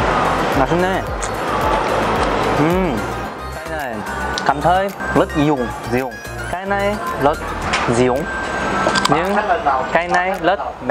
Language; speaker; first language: Vietnamese; non-native, learner; Korean